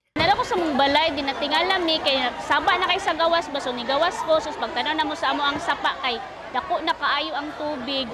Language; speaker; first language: Cebuano; native; Cebuano